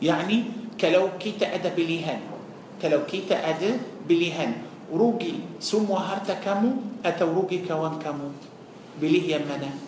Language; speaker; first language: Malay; non-native, fluent; Arabic